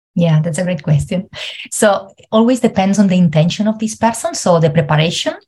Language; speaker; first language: English; non-native, fluent; Spanish